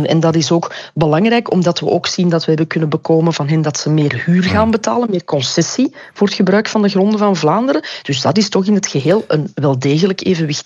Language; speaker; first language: Dutch; native; Dutch